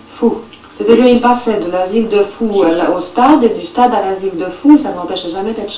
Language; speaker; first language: French; native; French